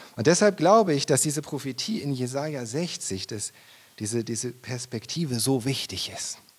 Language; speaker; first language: German; native; German